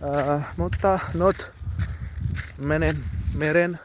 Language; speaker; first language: Finnish; non-native, learner; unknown